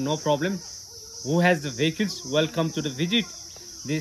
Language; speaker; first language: English; non-native, learner; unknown